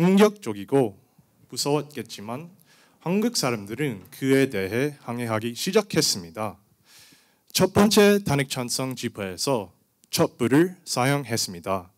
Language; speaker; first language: Korean; non-native, learner; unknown